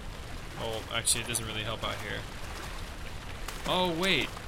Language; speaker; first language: English; native; English